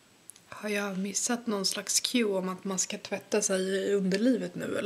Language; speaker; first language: Swedish; native; Swedish